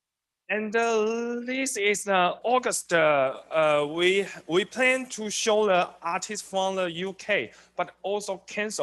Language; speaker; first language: English; non-native, learner; Chinese